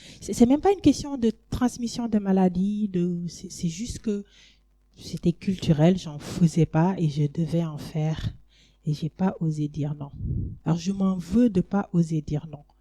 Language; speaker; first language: French; non-native, local second language; Wolof